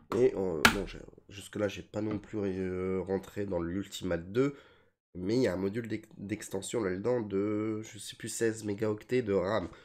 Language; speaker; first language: French; native; French